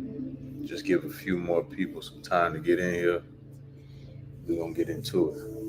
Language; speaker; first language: English; native; English